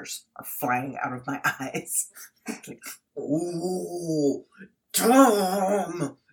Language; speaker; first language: English; native; English